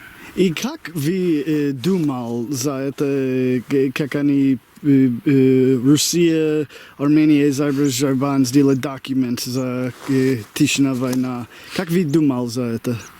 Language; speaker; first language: Russian; non-native, learner; English